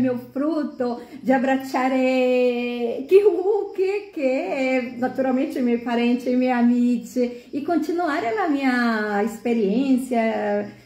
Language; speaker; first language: Italian; non-native, fluent; Portuguese